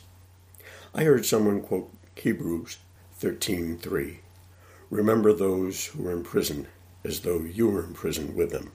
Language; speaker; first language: English; native; English